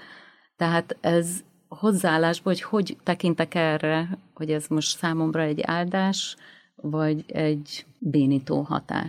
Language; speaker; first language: Hungarian; native; Hungarian